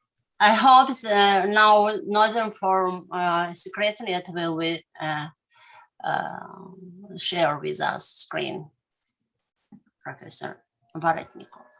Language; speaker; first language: English; non-native, learner; Russian